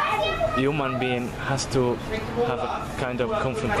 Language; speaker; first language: English; non-native, fluent; Italian